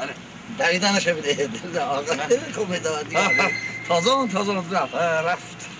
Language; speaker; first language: Persian; native; Persian